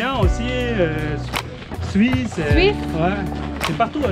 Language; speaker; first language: French; non-native, fluent; Javanese